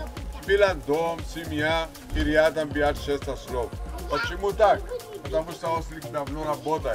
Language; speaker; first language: Russian; non-native, learner; Greek